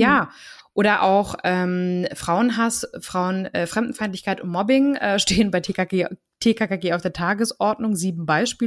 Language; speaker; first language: German; native; German